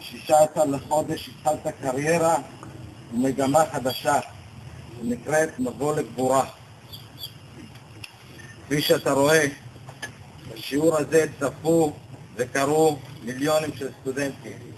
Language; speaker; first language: Hebrew; early bilingual, other home language; Romanian